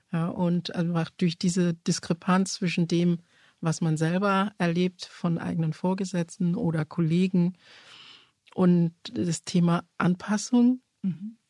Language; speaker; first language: German; early bilingual, other home language; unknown